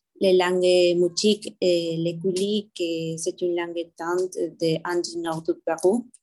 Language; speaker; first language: French; non-native, learner; Spanish